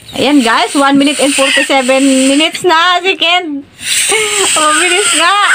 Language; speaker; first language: Filipino; non-native, local second language; Hiligaynon